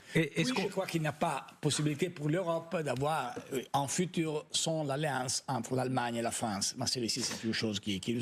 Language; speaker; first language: French; non-native, fluent; Italian